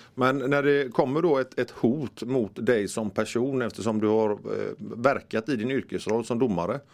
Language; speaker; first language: Swedish; native; Swedish